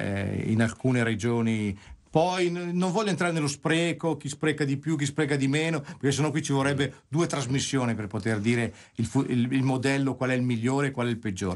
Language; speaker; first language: Italian; native; Italian